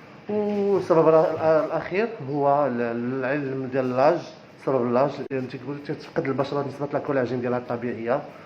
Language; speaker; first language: Arabic; native; Arabic